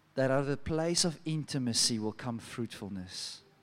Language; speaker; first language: English; non-native, local second language; Afrikaans